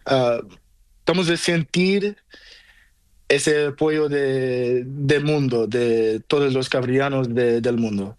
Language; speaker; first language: Spanish; non-native, learner; Portuguese